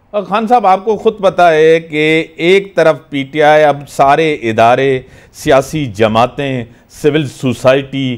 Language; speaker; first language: Urdu; non-native, local second language; Sindhi